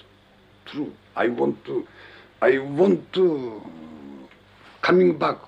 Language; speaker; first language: English; non-native, learner; Japanese